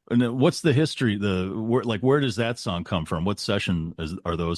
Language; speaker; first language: English; native; English